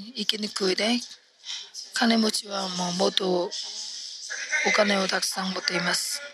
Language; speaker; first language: Japanese; non-native, fluent; Korean